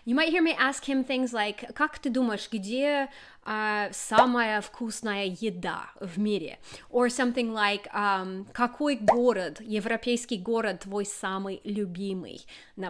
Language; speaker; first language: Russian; non-native, fluent; English